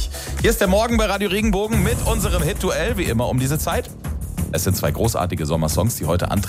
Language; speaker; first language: German; native; German